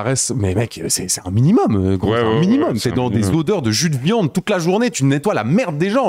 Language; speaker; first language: French; native; French